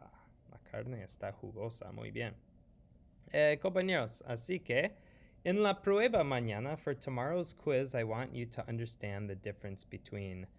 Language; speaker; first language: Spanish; non-native, fluent; English